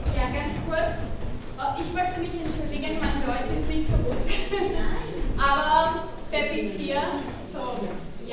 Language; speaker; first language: German; non-native, learner; Catalan